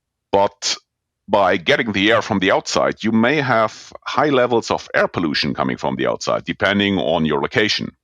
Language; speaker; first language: English; non-native, fluent; German